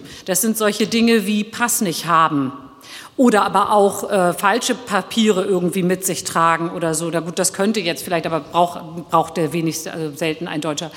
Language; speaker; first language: German; early bilingual, other home language; Turkish